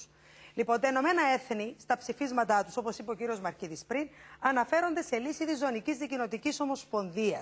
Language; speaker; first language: Greek; native; Greek